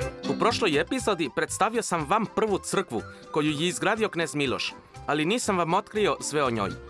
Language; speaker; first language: Croatian; non-native, fluent; Spanish